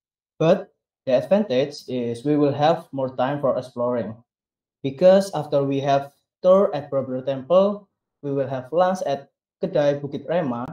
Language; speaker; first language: English; non-native, learner; Indonesian